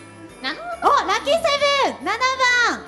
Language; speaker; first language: Japanese; native; Japanese